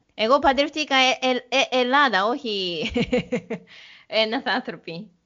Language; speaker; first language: Greek; non-native, learner; Japanese